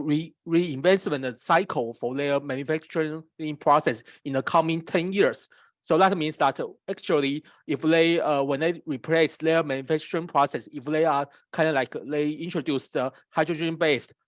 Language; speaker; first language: English; non-native, fluent; Chinese